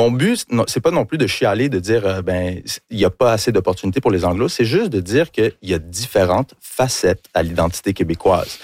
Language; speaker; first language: French; early bilingual, other home language; English